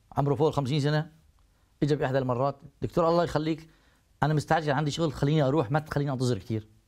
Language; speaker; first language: Arabic; native; Arabic